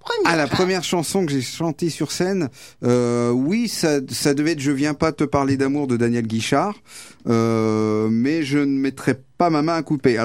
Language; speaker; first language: French; native; French